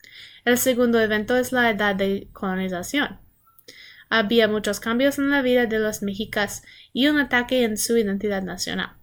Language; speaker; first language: Spanish; non-native, learner; English